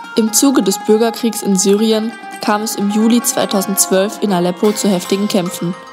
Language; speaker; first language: German; native; German